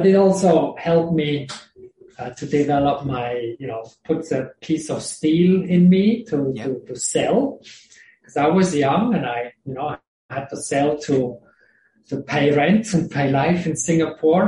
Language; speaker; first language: English; non-native, fluent; Swiss German